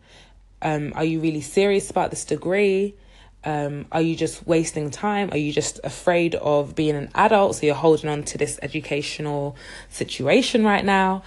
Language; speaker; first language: English; native; English